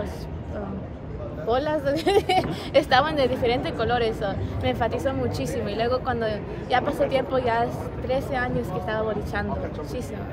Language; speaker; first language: Spanish; early bilingual, heritage; Spanish